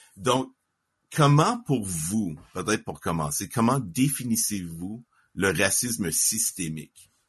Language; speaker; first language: French; native; French